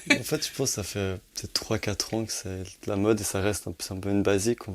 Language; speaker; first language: French; native; French